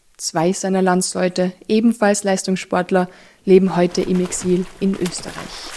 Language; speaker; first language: German; native; German